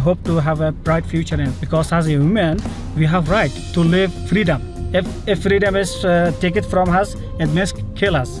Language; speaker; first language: English; non-native, learner; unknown